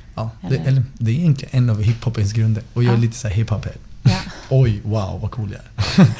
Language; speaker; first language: Swedish; native; Swedish